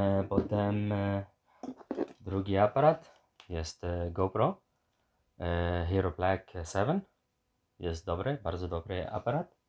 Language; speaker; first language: Polish; non-native, learner; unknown